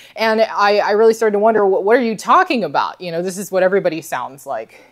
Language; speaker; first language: English; native; English